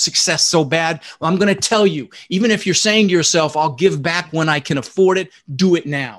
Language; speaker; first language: English; early bilingual, other home language; Dutch